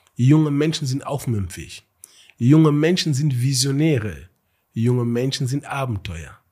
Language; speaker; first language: German; early bilingual, other home language; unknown